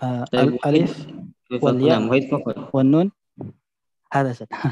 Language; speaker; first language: Arabic; non-native, learner; Indonesian